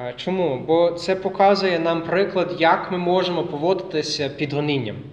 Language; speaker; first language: Ukrainian; non-native, fluent; English